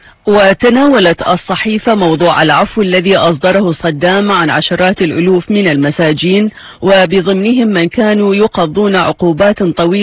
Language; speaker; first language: Arabic; native; Arabic